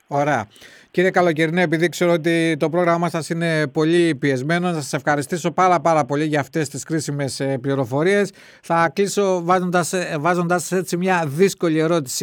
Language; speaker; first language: Greek; native; Greek